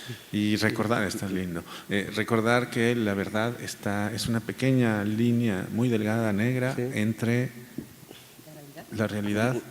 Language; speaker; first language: Spanish; non-native, learner; Italian